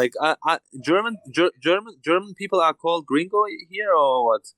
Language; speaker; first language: English; non-native, learner; German